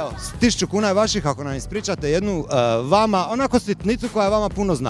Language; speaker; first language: Croatian; native; Croatian